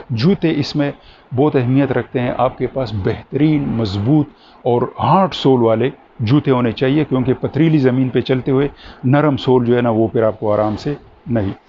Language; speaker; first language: Urdu; non-native, local second language; Pashto